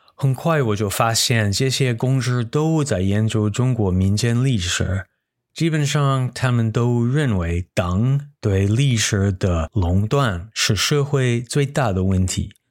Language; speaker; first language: Chinese; non-native, fluent; English